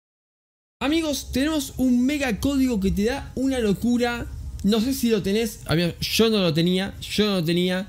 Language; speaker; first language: Spanish; native; Spanish